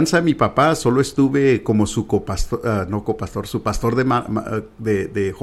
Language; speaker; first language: Spanish; early bilingual, heritage; Spanish